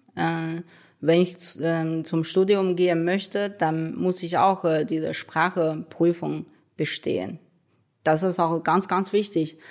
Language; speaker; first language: German; non-native, fluent; Chinese